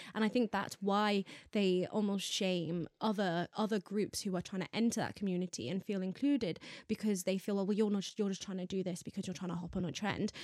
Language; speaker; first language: English; native; English